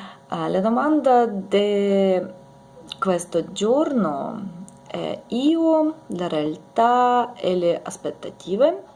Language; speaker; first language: Italian; non-native, learner; Ukrainian